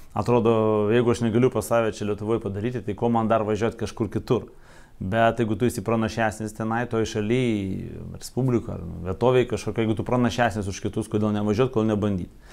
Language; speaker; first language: Lithuanian; non-native, local second language; Russian